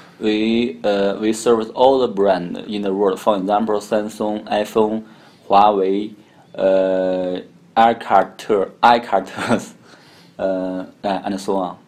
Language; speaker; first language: English; non-native, learner; Chinese